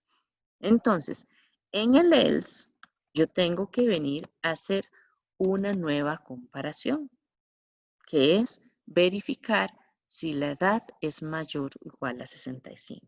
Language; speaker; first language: Spanish; native; Spanish